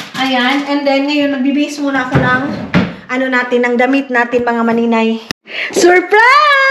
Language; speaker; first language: Filipino; non-native, local second language; Cebuano